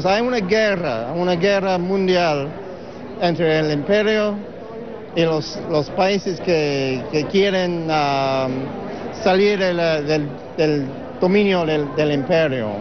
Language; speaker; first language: Spanish; non-native, fluent; English